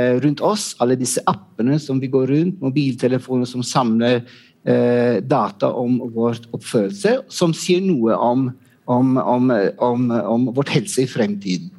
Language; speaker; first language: Norwegian; non-native, fluent; Italian